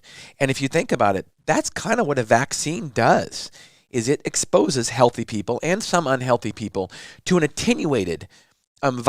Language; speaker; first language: English; native; English